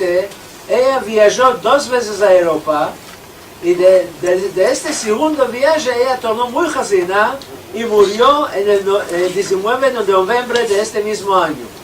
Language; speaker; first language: Spanish; early bilingual, heritage; Ladino